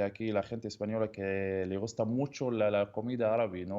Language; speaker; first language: Spanish; non-native, learner; Arabic